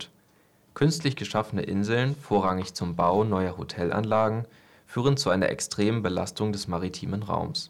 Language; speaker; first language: German; native; German